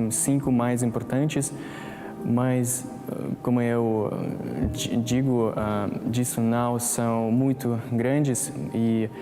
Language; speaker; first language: Portuguese; non-native, fluent; Russian